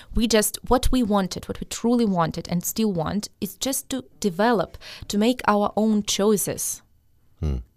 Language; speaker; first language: English; non-native, fluent; Russian